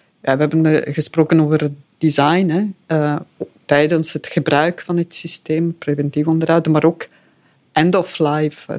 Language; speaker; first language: Dutch; non-native, fluent; Italian